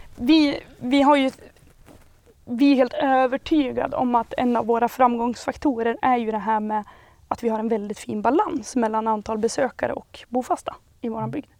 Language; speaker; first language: Swedish; native; Swedish